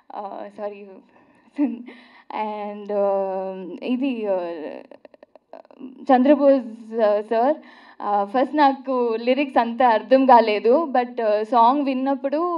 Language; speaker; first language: Telugu; non-native, learner; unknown